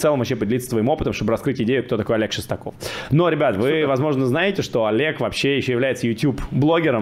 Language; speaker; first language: Russian; native; Russian